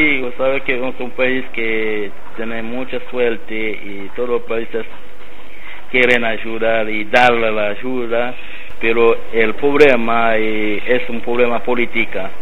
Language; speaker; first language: Spanish; non-native, learner; Haitian Creole